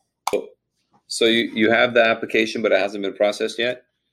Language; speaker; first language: English; native; English